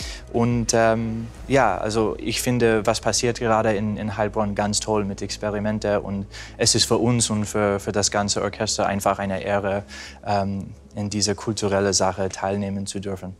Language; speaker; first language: German; non-native, fluent; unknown